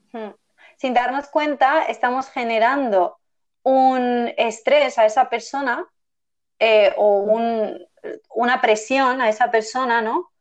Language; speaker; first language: Spanish; early bilingual, other home language; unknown